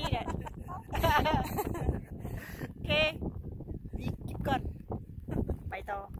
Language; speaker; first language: English; non-native, learner; Thai